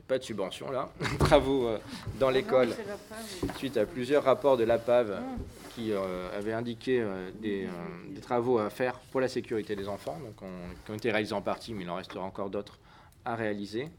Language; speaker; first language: French; native; French